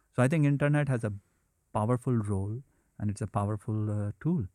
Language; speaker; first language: English; non-native, local second language; Hindi